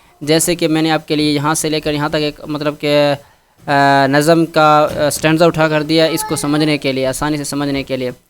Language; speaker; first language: Urdu; non-native, local second language; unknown